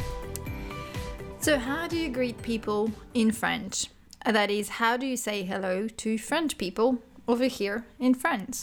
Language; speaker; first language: English; non-native, fluent; French